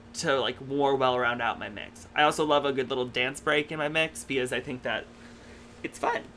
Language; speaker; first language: English; native; English